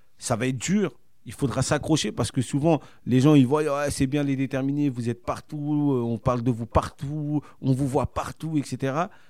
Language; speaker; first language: French; native; French